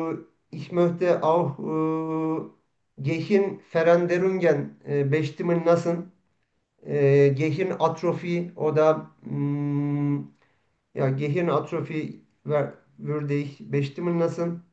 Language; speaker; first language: German; non-native, learner; Turkish